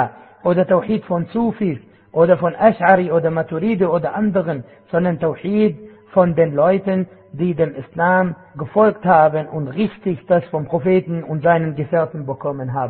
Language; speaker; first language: German; non-native, fluent; Arabic